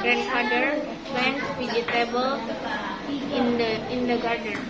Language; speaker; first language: English; non-native, learner; Indonesian